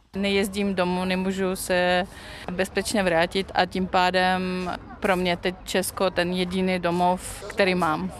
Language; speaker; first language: Czech; non-native, fluent; Russian